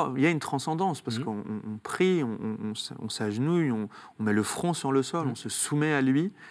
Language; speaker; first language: French; native; French